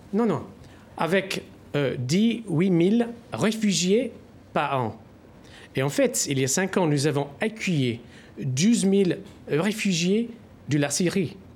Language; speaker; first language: French; non-native, fluent; English